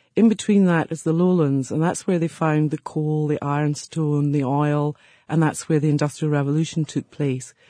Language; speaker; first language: English; native; English